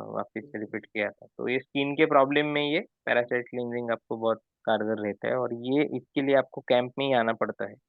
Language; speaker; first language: Hindi; non-native, local second language; Marathi